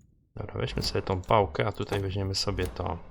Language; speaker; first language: Polish; native; Polish